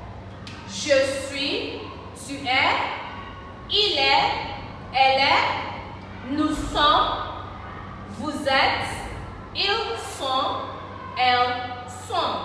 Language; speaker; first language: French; non-native, learner; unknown